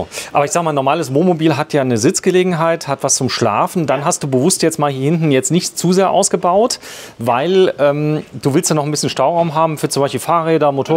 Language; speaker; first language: German; native; German